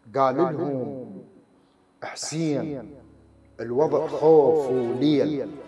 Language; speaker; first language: Arabic; native; Arabic